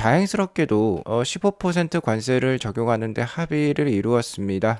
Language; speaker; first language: Korean; native; Korean